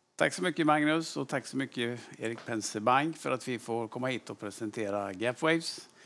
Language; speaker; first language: Swedish; native; Swedish